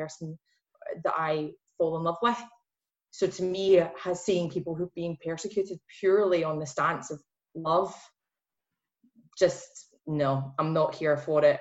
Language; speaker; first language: English; native; English